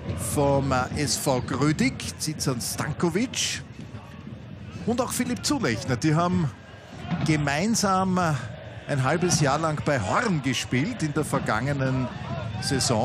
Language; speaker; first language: German; native; German